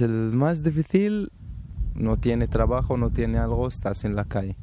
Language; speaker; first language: Spanish; non-native, learner; Arabic